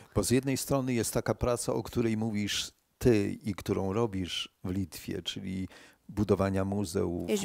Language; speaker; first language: Polish; native; Polish